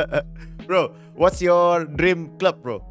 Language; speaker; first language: English; non-native, fluent; Indonesian